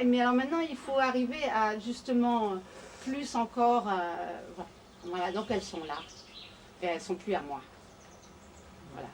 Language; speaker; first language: French; native; French